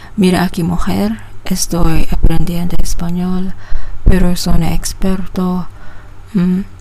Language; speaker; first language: English; non-native, local second language; Malay